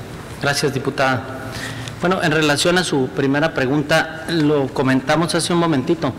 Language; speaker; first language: Spanish; native; Spanish